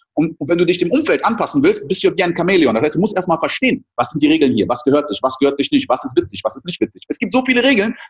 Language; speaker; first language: German; early bilingual, other home language; French